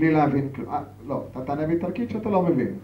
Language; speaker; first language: Hebrew; native; Hebrew